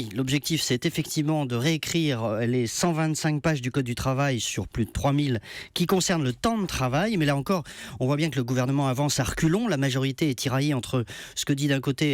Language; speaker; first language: French; native; French